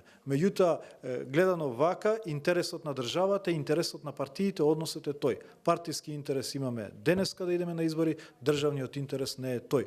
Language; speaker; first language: Macedonian; non-native, local second language; Albanian